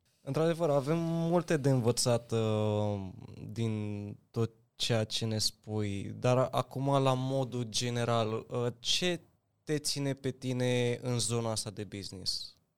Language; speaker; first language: Romanian; native; Romanian